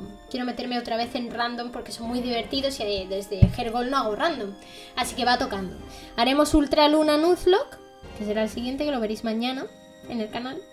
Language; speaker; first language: Spanish; native; Spanish